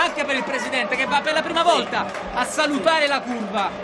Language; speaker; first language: Italian; native; Italian